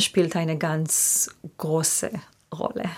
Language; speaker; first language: German; non-native, fluent; Hebrew